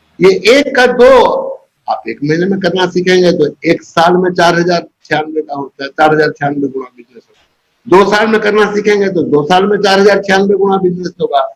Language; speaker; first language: Hindi; native; Hindi